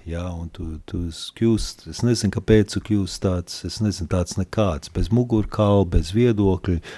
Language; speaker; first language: Latvian; early bilingual, heritage; Latvian